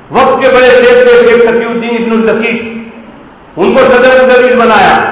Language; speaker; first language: Urdu; non-native, local second language; Gujarati